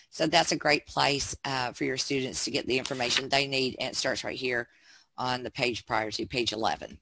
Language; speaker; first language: English; native; English